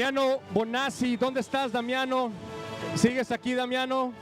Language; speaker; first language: Spanish; native; Spanish